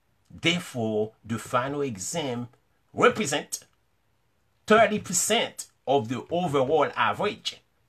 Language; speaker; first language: English; non-native, fluent; Haitian Creole